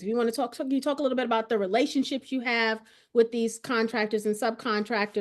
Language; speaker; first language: English; native; English